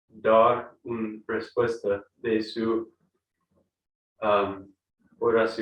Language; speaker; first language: Spanish; non-native, learner; English